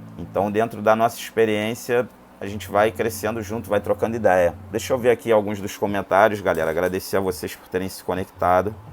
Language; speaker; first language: Portuguese; native; Portuguese